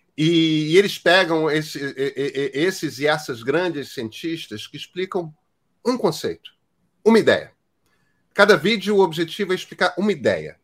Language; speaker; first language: Portuguese; native; Portuguese